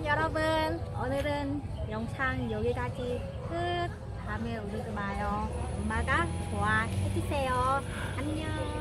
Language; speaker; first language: Korean; non-native, learner; Vietnamese